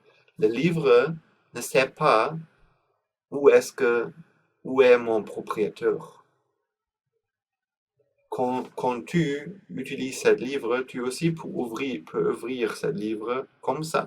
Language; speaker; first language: French; non-native, learner; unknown